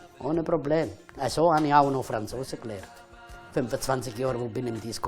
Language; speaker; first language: German; non-native, fluent; Italian